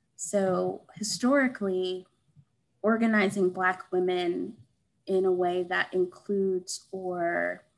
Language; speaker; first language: English; native; English